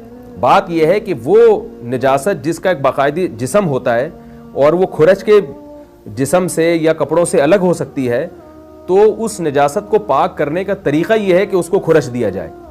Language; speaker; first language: Urdu; native; Urdu